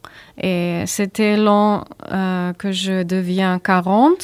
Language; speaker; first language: French; non-native, learner; German